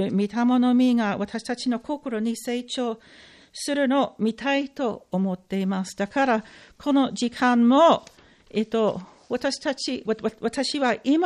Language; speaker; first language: Japanese; non-native, fluent; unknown